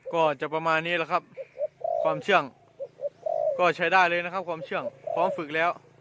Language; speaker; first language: Thai; non-native, local second language; Northeastern Thai